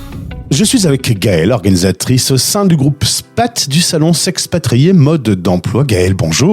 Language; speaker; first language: French; native; French